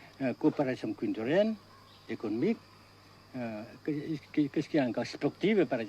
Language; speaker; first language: French; non-native, fluent; Vietnamese